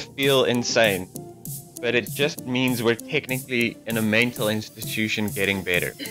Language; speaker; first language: English; non-native, local second language; Afrikaans